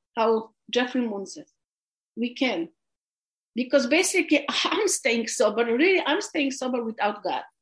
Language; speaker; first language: English; non-native, fluent; Polish